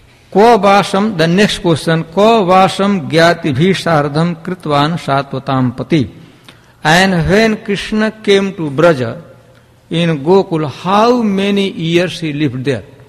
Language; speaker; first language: English; non-native, local second language; Hindi